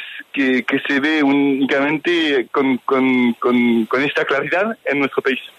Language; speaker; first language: Spanish; non-native, fluent; French